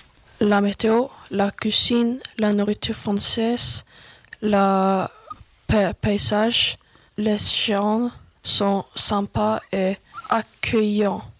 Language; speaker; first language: French; non-native, learner; Swedish